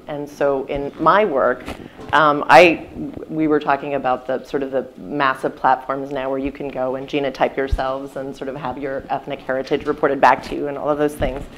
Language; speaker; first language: English; native; English